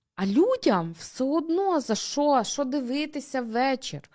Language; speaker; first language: Ukrainian; native; Ukrainian